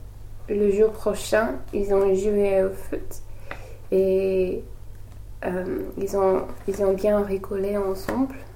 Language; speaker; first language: French; non-native, learner; English